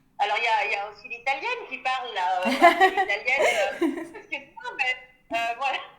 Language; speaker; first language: French; native; French